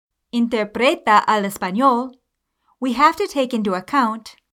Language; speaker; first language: English; native; English